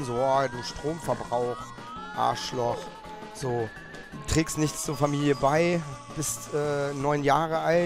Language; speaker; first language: German; native; German